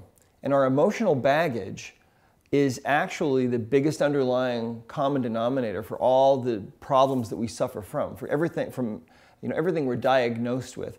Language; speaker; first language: English; native; English